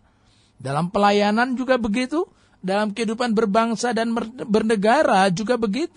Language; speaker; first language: Indonesian; native; Indonesian